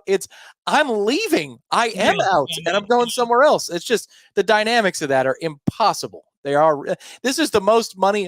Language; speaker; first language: English; native; English